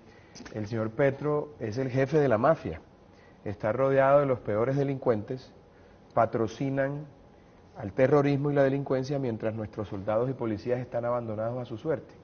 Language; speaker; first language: Spanish; native; Spanish